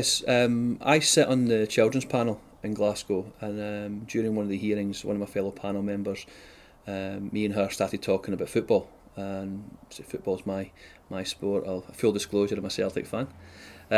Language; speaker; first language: English; native; English